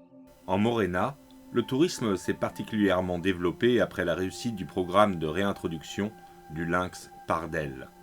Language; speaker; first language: French; native; French